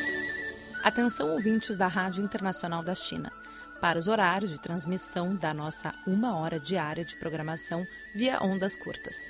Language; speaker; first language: Portuguese; native; Portuguese